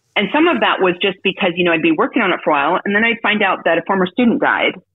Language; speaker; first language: English; native; English